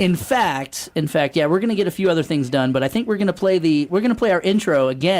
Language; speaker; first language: English; native; English